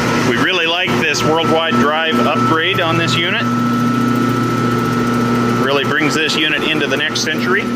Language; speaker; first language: English; native; English